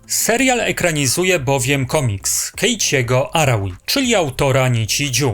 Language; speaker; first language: Polish; native; Polish